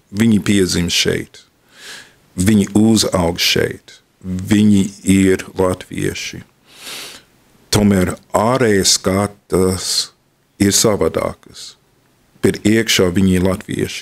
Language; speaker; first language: Latvian; non-native, fluent; English